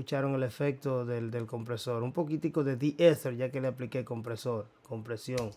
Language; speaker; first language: Spanish; native; Spanish